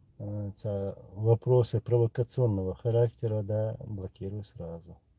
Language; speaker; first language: Russian; non-native, local second language; Chechen